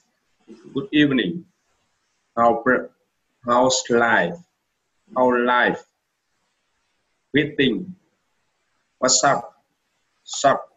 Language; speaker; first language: English; non-native, learner; Vietnamese